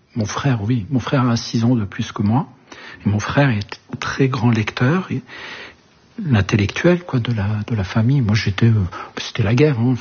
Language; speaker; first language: French; early bilingual, other home language; Arabic